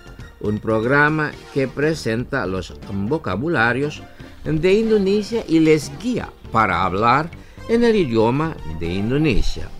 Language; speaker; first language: Spanish; non-native, fluent; Indonesian